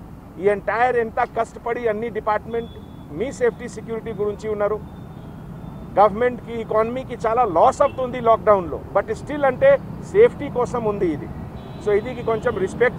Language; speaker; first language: Telugu; non-native, local second language; Hindi